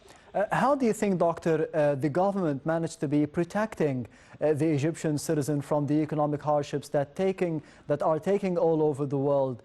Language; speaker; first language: English; non-native, fluent; Arabic